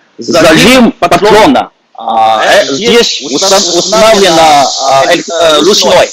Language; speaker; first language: Russian; non-native, fluent; Chinese